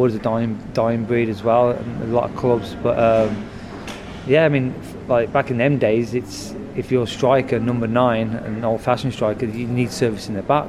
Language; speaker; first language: English; native; English